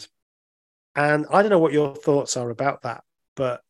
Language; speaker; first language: English; native; English